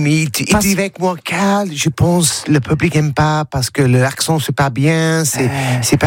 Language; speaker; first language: French; non-native, learner; English